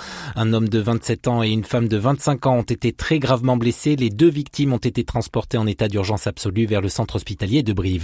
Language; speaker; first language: French; native; French